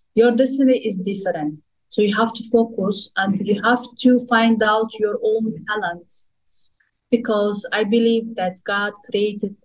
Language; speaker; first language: English; non-native, fluent; Russian